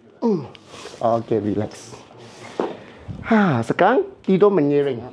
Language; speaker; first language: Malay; non-native, local second language; Cantonese